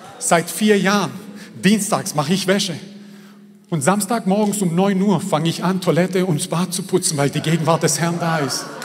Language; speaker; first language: German; early bilingual, other home language; Croatian